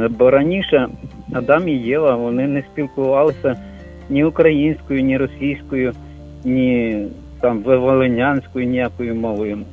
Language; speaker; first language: Ukrainian; native; Ukrainian